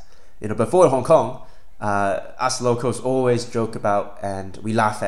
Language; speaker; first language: English; non-native, local second language; Cantonese